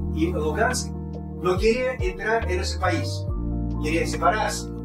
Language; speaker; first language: Spanish; non-native, fluent; Russian